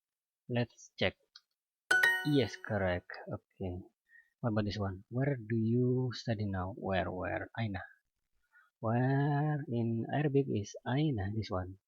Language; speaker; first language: English; non-native, learner; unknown